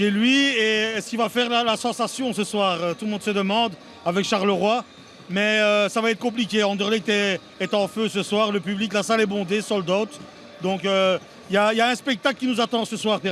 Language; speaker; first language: French; native; French